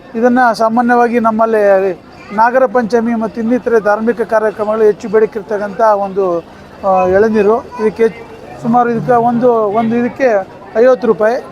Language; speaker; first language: Kannada; native; Kannada